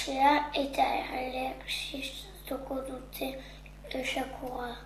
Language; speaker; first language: Basque; non-native, local second language; French